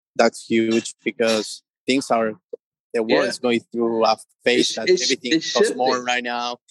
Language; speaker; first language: English; non-native, fluent; Spanish